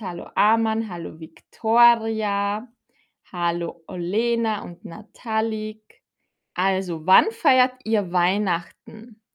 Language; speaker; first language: German; non-native, fluent; Filipino